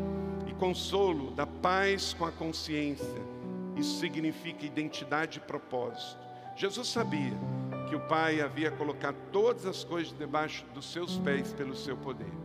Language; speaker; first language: Portuguese; native; Portuguese